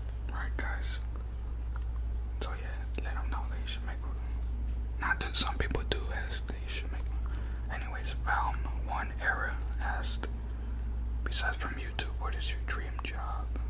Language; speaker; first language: English; early bilingual, other home language; Spanish